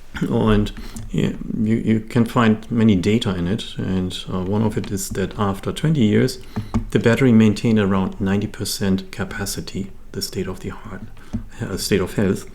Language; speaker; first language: English; non-native, fluent; German